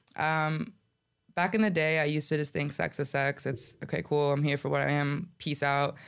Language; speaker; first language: English; native; English